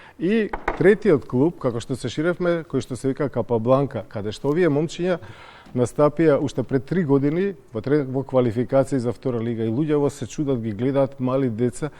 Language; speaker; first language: Macedonian; native; Macedonian